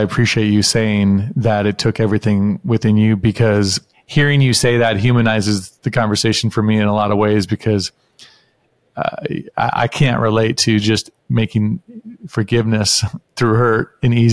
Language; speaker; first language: English; native; English